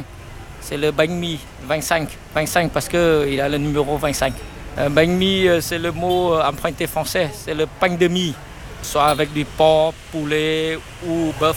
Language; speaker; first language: French; non-native, fluent; Vietnamese